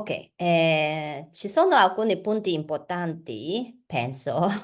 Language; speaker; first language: Italian; non-native, learner; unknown